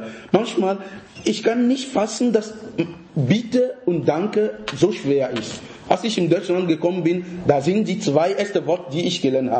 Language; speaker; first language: German; non-native, fluent; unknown